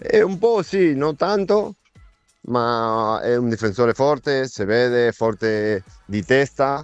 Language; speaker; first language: Italian; non-native, fluent; Spanish